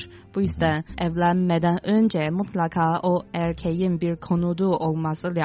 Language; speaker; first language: Turkish; non-native, fluent; Chinese